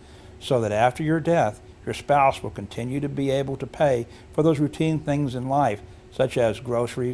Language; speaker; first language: English; native; English